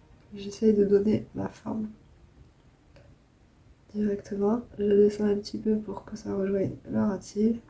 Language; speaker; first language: French; native; French